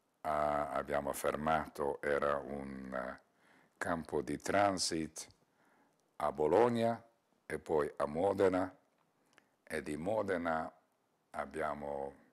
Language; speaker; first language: Italian; non-native, learner; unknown